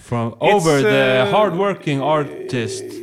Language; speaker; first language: English; non-native, fluent; Swedish